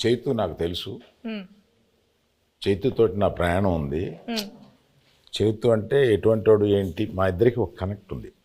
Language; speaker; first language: Telugu; native; Telugu